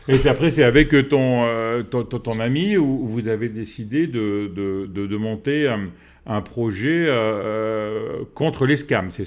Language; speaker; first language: French; native; French